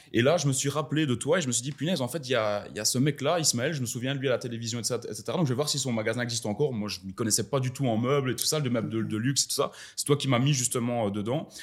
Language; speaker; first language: French; native; French